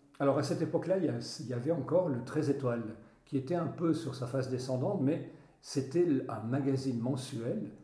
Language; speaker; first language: French; non-native, local second language; Swiss German